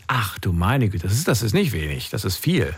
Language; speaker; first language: German; native; German